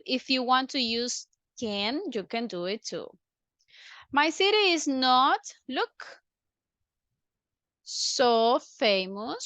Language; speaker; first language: English; non-native, fluent; Spanish